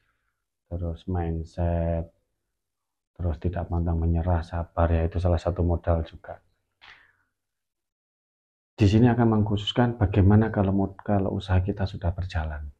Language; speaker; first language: Indonesian; native; Indonesian